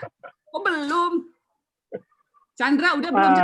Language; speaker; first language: Indonesian; native; Indonesian